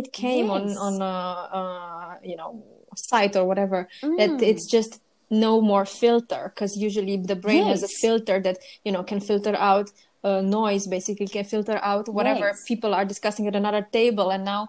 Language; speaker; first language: English; non-native, fluent; Romanian